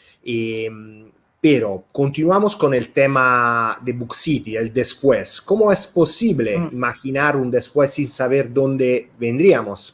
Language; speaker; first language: Spanish; non-native, fluent; Italian